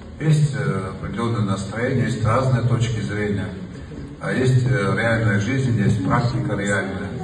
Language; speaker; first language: Russian; non-native, local second language; Abkhazian